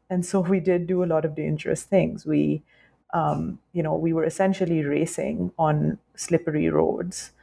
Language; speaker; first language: English; non-native, local second language; Urdu